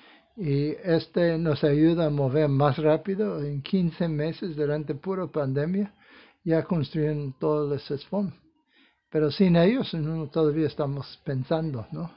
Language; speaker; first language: Spanish; non-native, fluent; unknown